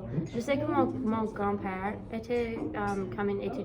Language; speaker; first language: French; non-native, learner; English